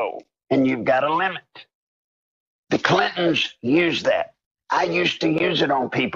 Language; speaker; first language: English; native; English